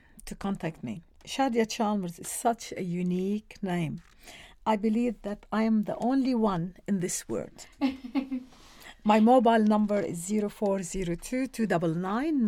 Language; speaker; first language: English; non-native, fluent; Arabic